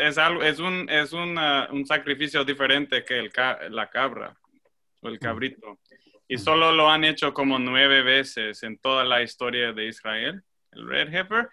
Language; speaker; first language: Spanish; non-native, fluent; English